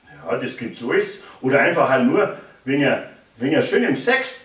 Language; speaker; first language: German; native; German